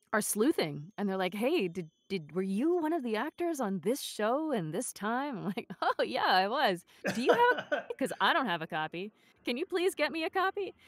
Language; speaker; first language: English; native; English